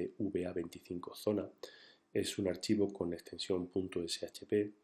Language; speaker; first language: Spanish; native; Spanish